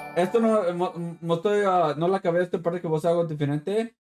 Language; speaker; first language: Spanish; early bilingual, heritage; Spanish